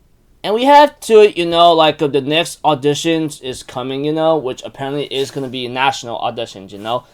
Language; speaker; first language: English; native; English